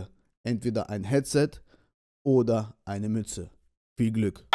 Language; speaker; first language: German; early bilingual, other home language; Russian